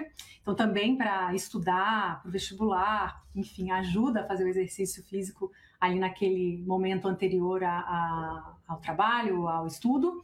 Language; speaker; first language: Portuguese; native; Portuguese